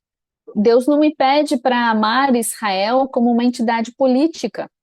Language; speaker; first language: Portuguese; native; Portuguese